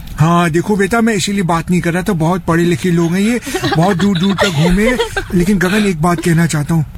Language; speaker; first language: Hindi; native; Hindi